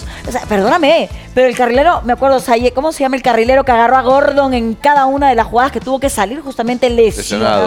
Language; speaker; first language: Spanish; native; Spanish